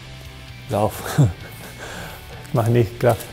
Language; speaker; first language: German; non-native, learner; Spanish